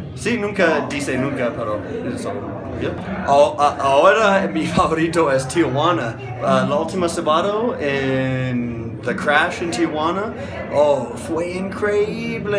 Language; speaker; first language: Spanish; non-native, learner; English